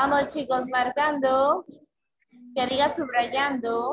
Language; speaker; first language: Spanish; native; Spanish